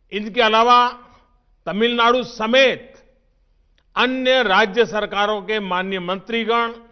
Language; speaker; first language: Hindi; non-native, local second language; Gujarati